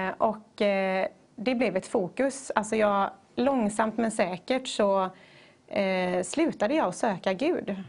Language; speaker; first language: Swedish; native; Swedish